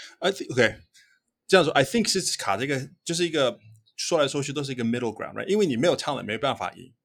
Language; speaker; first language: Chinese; early bilingual, heritage; Chinese